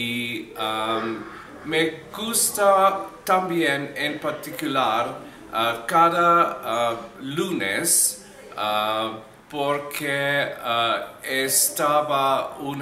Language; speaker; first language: Spanish; non-native, learner; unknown